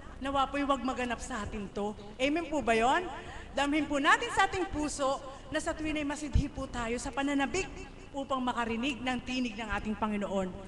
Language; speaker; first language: Filipino; non-native, local second language; Cebuano